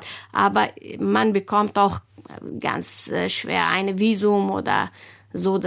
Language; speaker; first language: German; non-native, fluent; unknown